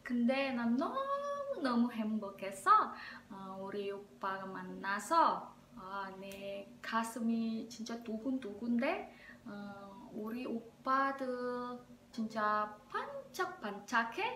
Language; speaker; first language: Korean; non-native, learner; Indonesian